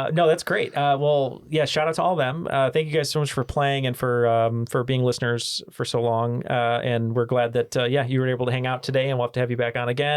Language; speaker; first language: English; native; English